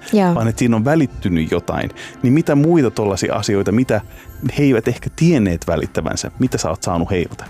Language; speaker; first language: Finnish; native; Finnish